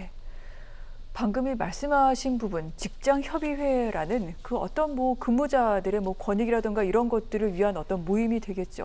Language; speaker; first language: Korean; native; Korean